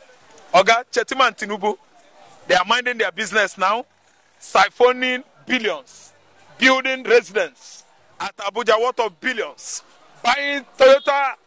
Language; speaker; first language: English; non-native, local second language; Igbo